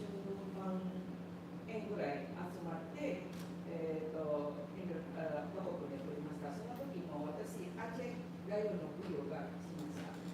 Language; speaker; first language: Japanese; non-native, learner; Indonesian